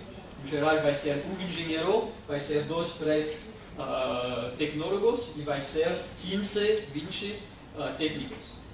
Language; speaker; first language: Portuguese; non-native, fluent; French